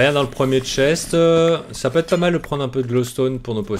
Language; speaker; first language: French; native; French